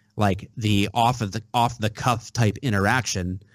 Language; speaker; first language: English; native; English